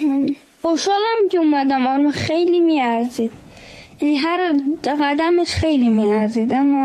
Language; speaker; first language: Persian; early bilingual, heritage; Persian